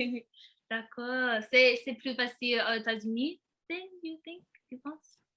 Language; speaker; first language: French; non-native, learner; English